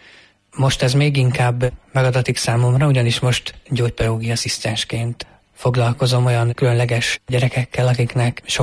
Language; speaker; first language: Hungarian; native; Hungarian